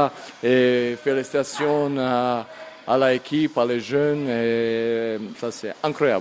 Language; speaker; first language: French; non-native, learner; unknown